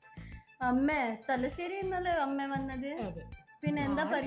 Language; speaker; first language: Malayalam; non-native, learner; Tamil